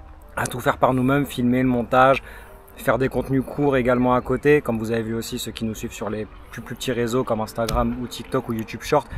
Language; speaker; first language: French; native; French